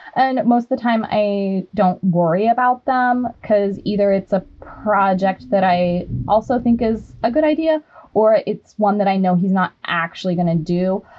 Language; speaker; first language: English; native; English